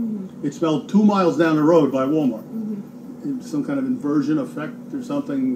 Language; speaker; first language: English; native; English